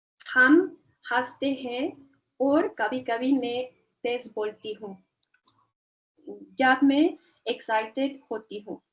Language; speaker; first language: Hindi; non-native, learner; Spanish